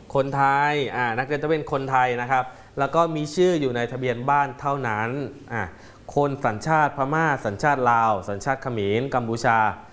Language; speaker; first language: Thai; native; Thai